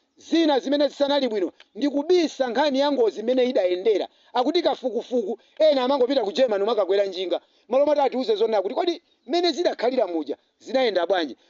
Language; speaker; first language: Nyanja; native; Nyanja